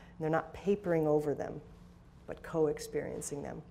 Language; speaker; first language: English; native; English